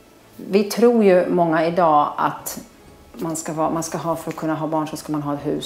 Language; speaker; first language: Swedish; native; Swedish